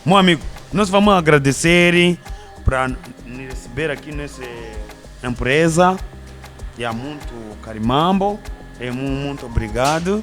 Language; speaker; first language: Portuguese; non-native, learner; Kinyarwanda